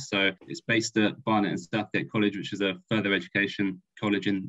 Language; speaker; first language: English; native; English